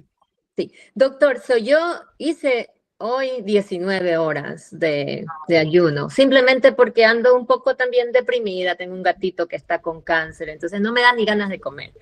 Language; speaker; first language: Spanish; native; Spanish